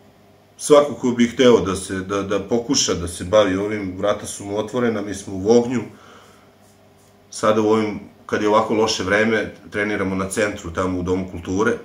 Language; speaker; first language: Serbian; native; Serbian